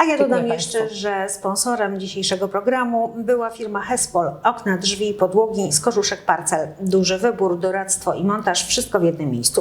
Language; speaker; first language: Polish; native; Polish